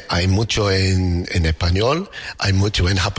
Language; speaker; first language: Spanish; non-native, fluent; English